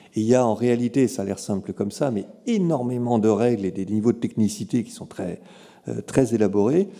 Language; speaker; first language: French; native; French